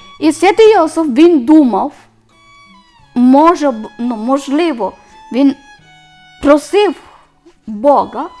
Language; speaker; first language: Ukrainian; non-native, learner; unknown